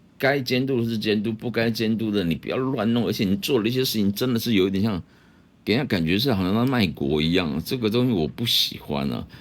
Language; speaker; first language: Chinese; native; Chinese